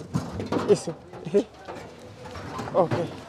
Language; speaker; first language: Portuguese; non-native, learner; Vietnamese